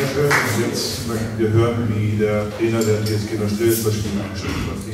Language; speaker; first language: German; native; German